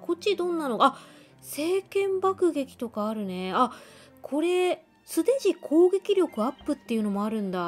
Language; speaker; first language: Japanese; native; Japanese